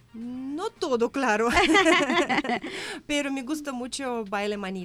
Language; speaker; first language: Spanish; non-native, learner; Russian